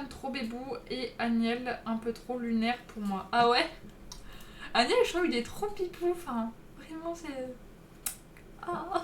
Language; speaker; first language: French; native; French